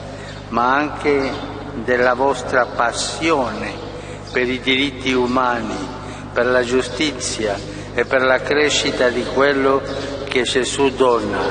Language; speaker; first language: Italian; early bilingual, heritage; Spanish